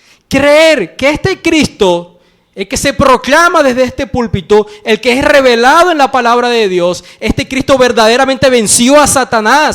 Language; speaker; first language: Spanish; native; Spanish